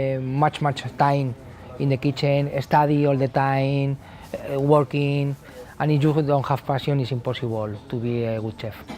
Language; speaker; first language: English; non-native, learner; Spanish